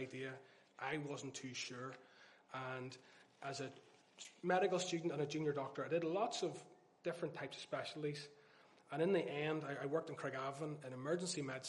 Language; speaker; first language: English; native; English